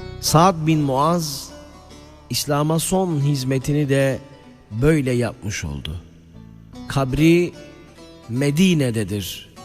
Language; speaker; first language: Turkish; native; Turkish